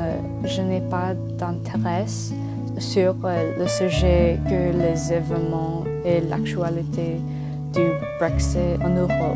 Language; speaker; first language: French; non-native, learner; English